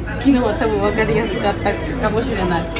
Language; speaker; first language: Japanese; non-native, fluent; Georgian